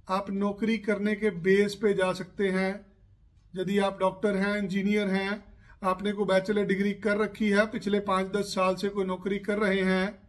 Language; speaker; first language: Hindi; non-native, local second language; Punjabi